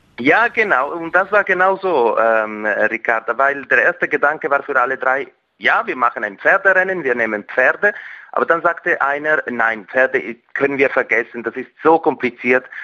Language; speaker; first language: German; non-native, local second language; Italian